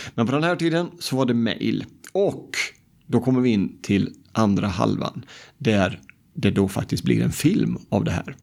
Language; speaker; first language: Swedish; native; Swedish